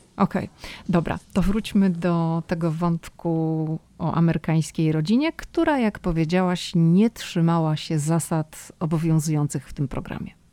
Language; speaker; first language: Polish; native; Polish